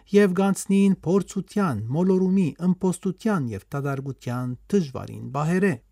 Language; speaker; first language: Armenian; early bilingual, heritage; Armenian